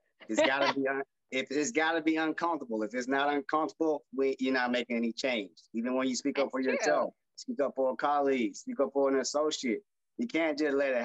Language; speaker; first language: English; native; English